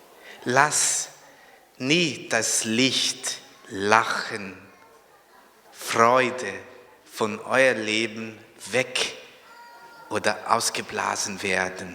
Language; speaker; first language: German; non-native, fluent; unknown